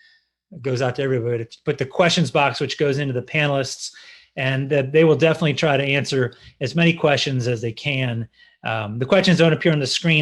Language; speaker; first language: English; native; English